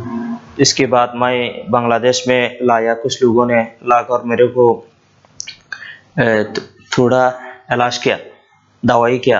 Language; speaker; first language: Hindi; non-native, learner; Rohingya